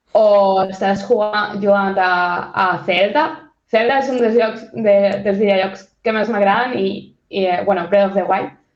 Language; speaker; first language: Catalan; non-native, local second language; Spanish